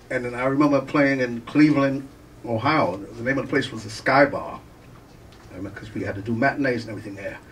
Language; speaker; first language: English; native; English